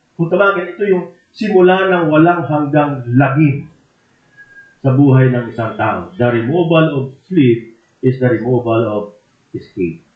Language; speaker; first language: Filipino; native; Filipino